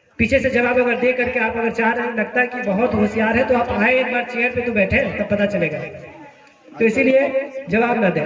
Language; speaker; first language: Hindi; native; Hindi